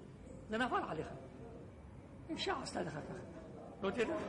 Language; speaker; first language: Hebrew; non-native, fluent; Arabic